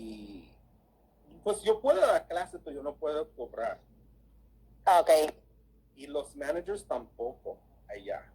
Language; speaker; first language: Spanish; early bilingual, heritage; English